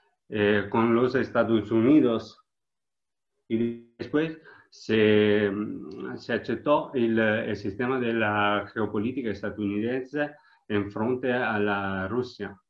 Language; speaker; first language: Spanish; non-native, learner; Italian